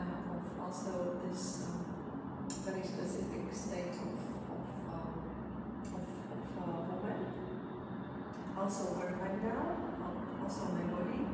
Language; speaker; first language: English; non-native, fluent; Latvian